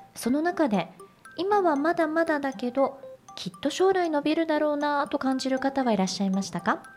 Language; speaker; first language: Japanese; native; Japanese